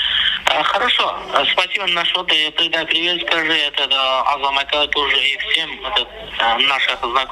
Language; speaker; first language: Russian; non-native, learner; Turkmen